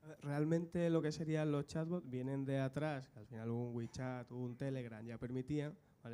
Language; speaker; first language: Spanish; native; Spanish